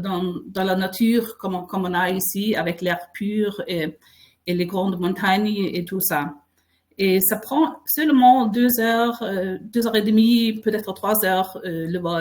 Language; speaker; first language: French; non-native, fluent; Faroese